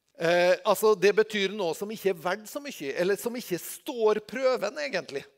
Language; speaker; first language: Norwegian; native; Norwegian